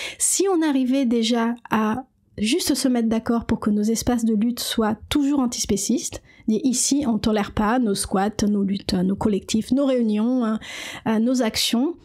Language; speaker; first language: French; non-native, fluent; Portuguese